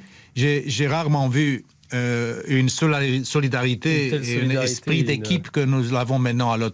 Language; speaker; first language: French; non-native, fluent; Romanian